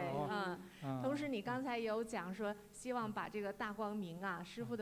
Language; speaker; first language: Chinese; native; Chinese